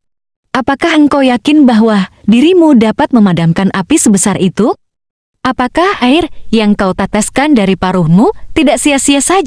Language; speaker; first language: Indonesian; native; Indonesian